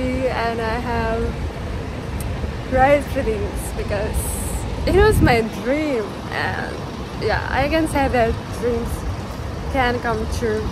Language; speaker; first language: English; non-native, learner; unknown